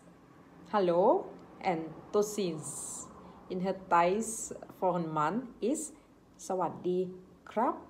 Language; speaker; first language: Dutch; non-native, learner; Thai